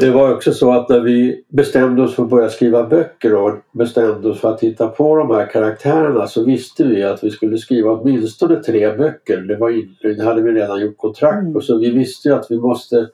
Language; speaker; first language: Swedish; native; Swedish